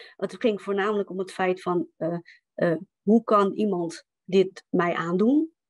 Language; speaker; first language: Dutch; native; Dutch